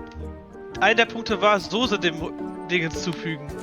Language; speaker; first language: German; native; German